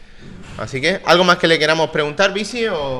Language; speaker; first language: Spanish; native; Spanish